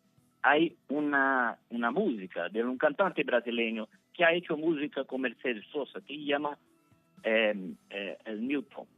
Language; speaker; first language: Spanish; non-native, fluent; Portuguese